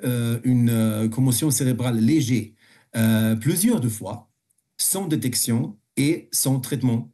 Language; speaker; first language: French; non-native, fluent; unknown